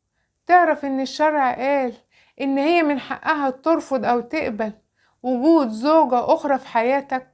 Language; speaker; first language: Arabic; native; Arabic